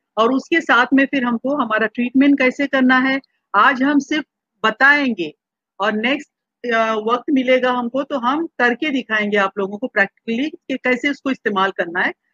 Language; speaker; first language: Hindi; non-native, local second language; Marathi